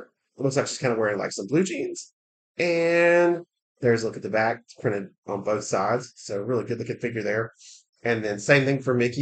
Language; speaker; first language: English; native; English